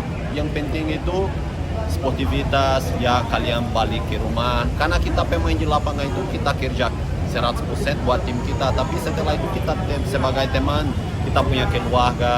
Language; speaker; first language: Indonesian; non-native, fluent; Portuguese